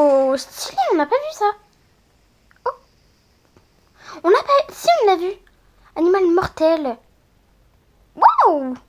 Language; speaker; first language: French; native; French